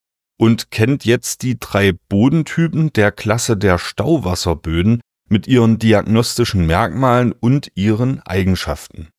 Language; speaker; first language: German; native; German